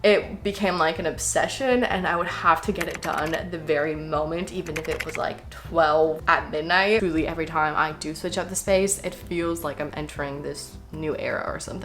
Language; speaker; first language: English; native; English